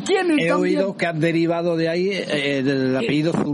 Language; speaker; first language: Spanish; native; Spanish